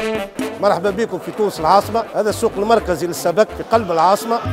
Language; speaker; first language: Arabic; native; Arabic